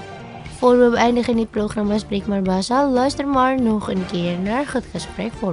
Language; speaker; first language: Dutch; non-native, learner; Indonesian